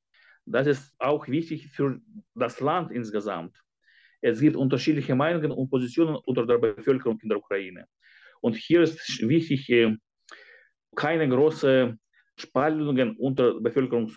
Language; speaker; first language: German; non-native, fluent; Ukrainian